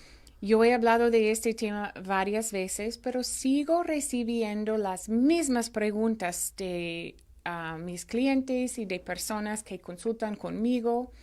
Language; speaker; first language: Spanish; non-native, fluent; English